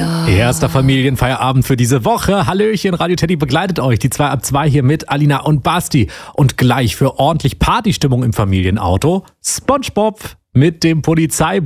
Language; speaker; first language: German; native; German